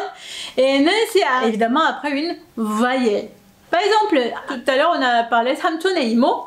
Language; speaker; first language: French; non-native, fluent; Korean